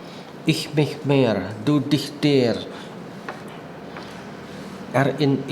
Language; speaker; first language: German; non-native, fluent; Indonesian